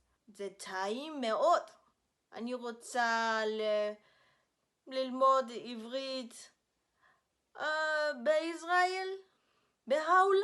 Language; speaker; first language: Hebrew; non-native, learner; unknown